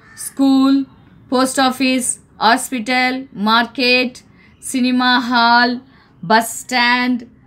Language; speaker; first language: English; non-native, local second language; Tamil